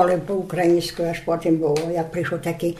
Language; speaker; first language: Polish; non-native, local second language; Rusyn